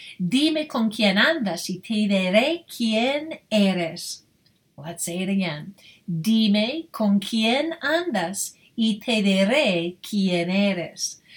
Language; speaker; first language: Spanish; non-native, fluent; English